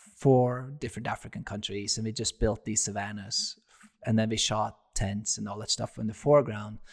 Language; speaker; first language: English; non-native, fluent; Norwegian